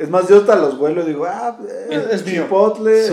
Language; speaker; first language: Spanish; native; Spanish